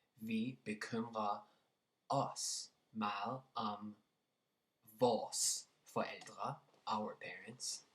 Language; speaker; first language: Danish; non-native, learner; English